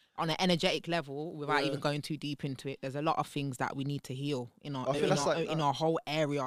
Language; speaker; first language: English; native; English